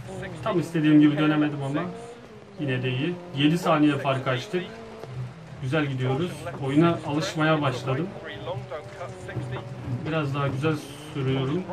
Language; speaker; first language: Turkish; native; Turkish